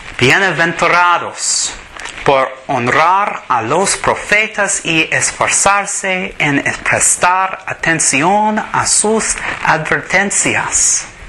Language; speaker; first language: Spanish; non-native, learner; English